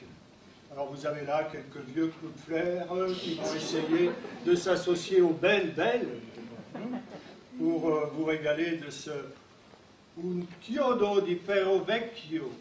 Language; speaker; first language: French; native; French